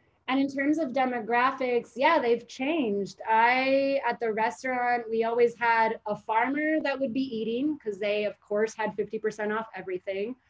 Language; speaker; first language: English; early bilingual, other home language; Spanish